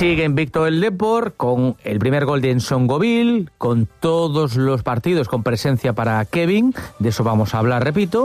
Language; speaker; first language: Spanish; native; Spanish